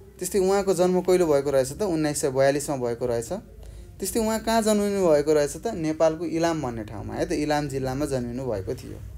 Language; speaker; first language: Nepali; native; Nepali